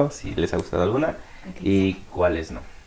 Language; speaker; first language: Spanish; native; Spanish